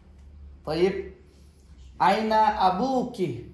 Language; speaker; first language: Arabic; non-native, fluent; Indonesian